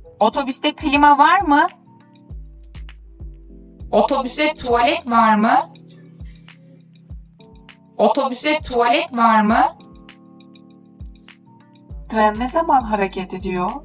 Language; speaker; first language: Turkish; non-native, fluent; Uzbek